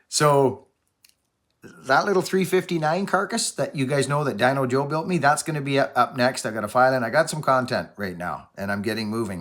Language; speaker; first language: English; native; English